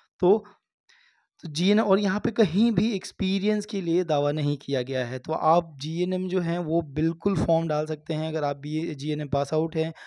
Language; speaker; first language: Hindi; native; Hindi